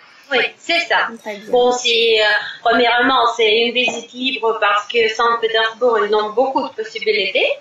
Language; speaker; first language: French; non-native, fluent; Russian